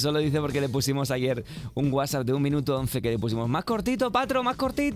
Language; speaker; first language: Spanish; native; Spanish